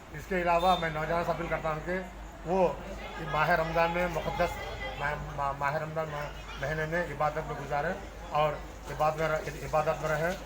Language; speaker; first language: Urdu; native; Urdu